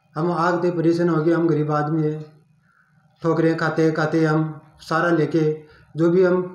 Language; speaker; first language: Hindi; native; Hindi